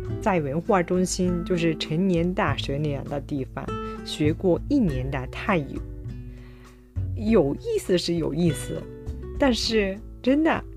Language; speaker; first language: Chinese; non-native, fluent; Japanese